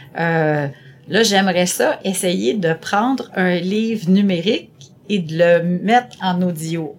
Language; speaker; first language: French; native; French